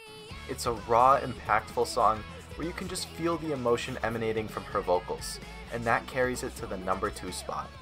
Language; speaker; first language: English; native; English